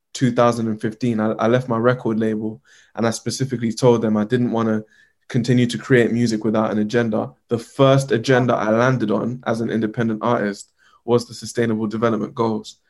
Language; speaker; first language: English; native; English